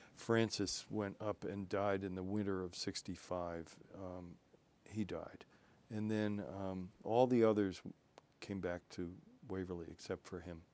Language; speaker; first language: English; native; English